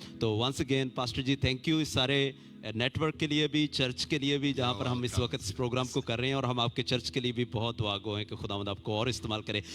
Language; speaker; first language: Urdu; native; Urdu